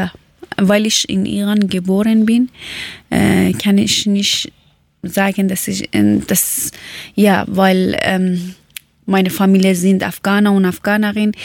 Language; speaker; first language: German; non-native, learner; Persian